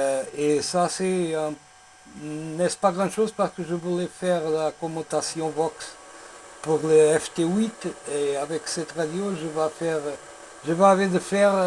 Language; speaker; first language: French; non-native, learner; Portuguese